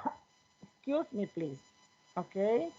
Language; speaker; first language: English; non-native, learner; Spanish